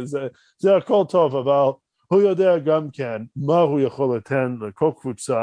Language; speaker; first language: Hebrew; non-native, fluent; English